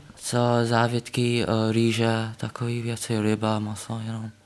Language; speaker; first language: Czech; early bilingual, other home language; Vietnamese